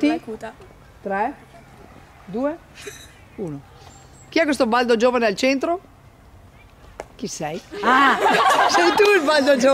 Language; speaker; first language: Italian; native; Italian